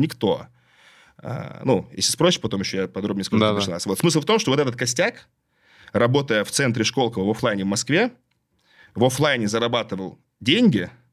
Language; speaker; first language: Russian; native; Russian